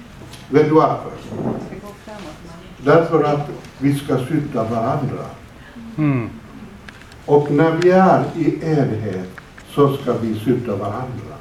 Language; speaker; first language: Swedish; non-native, fluent; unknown